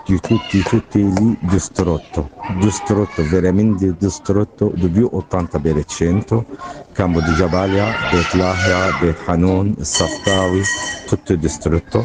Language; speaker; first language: Italian; non-native, learner; Arabic